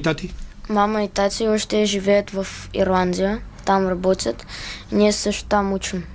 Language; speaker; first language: Bulgarian; early bilingual, heritage; Bulgarian